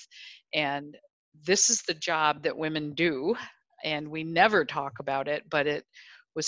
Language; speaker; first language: English; native; English